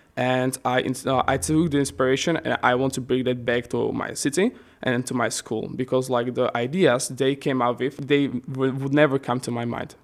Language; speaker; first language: English; non-native, fluent; Slovak